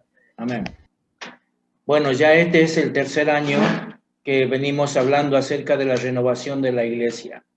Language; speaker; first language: Spanish; native; Spanish